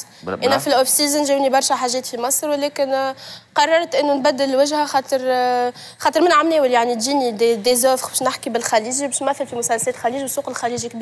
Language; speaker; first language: Arabic; native; Arabic